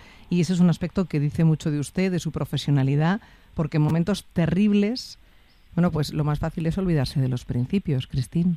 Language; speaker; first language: Spanish; native; Spanish